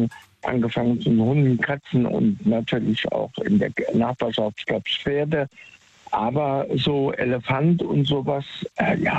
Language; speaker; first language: German; native; German